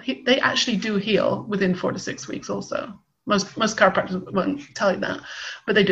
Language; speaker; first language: English; native; English